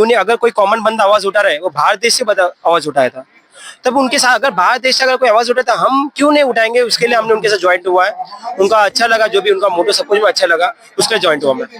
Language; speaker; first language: Hindi; non-native, local second language; Tamil